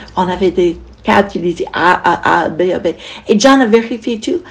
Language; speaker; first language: French; non-native, fluent; English